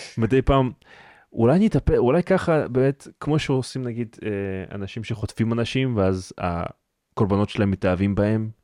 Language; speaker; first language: Hebrew; native; Hebrew